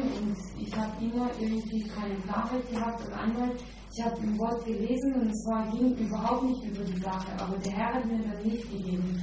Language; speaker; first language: German; non-native, learner; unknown